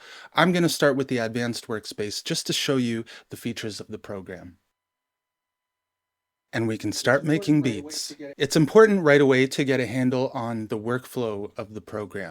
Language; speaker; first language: English; native; English